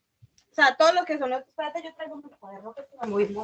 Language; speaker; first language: Spanish; native; Spanish